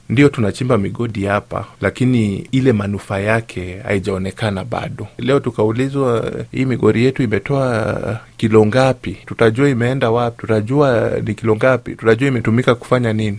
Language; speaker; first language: Swahili; non-native, local second language; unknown